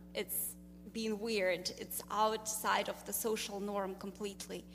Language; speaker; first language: English; non-native, fluent; Russian